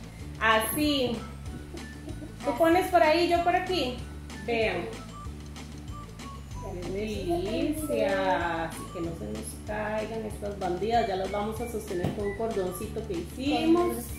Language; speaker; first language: Spanish; native; Spanish